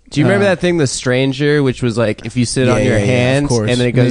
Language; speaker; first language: English; native; English